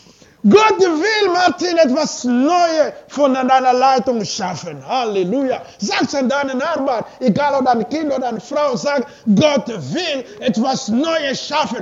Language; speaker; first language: German; non-native, learner; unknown